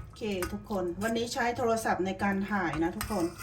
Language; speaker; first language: Thai; native; Thai